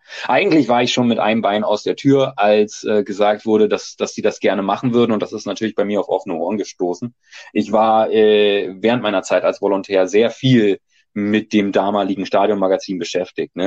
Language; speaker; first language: German; native; German